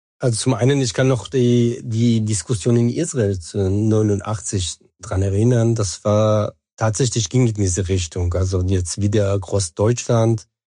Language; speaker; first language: German; non-native, fluent; Hebrew